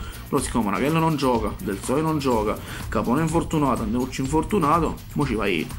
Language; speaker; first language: Italian; native; Italian